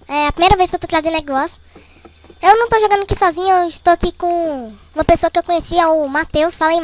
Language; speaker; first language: Portuguese; native; Portuguese